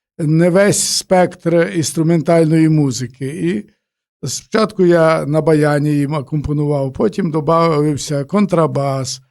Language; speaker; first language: Ukrainian; native; Ukrainian